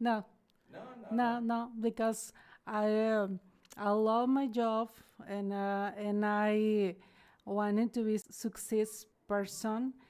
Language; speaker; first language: English; non-native, learner; Spanish